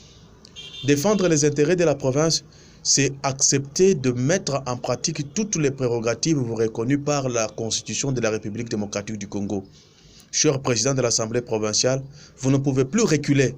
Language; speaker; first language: French; non-native, local second language; Luba-Lulua